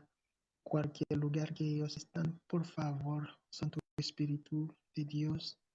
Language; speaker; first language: Spanish; non-native, fluent; English